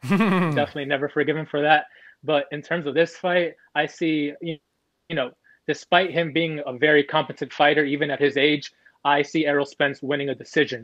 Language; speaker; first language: English; early bilingual, other home language; Spanish